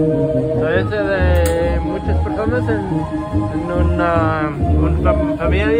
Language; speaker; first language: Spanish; non-native, learner; English